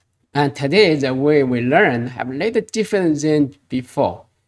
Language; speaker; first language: English; non-native, fluent; Chinese